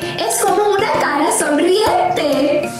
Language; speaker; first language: Spanish; non-native, fluent; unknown